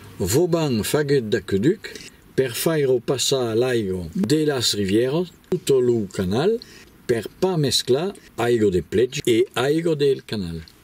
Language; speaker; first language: Occitan; native; Occitan